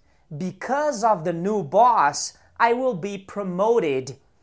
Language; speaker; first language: English; non-native, fluent; Portuguese